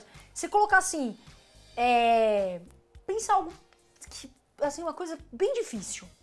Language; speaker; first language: Portuguese; native; Portuguese